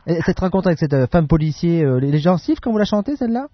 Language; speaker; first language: French; native; French